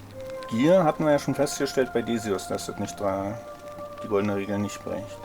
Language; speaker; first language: German; native; German